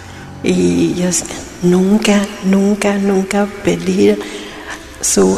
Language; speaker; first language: Spanish; non-native, learner; Vietnamese